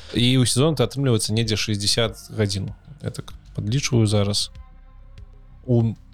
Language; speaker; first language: Belarusian; native; Belarusian